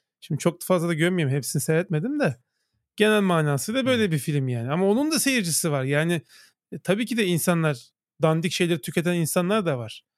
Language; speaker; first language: Turkish; native; Turkish